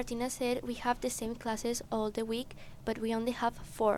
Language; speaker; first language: English; non-native, learner; Spanish